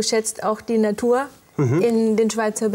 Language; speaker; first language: German; native; German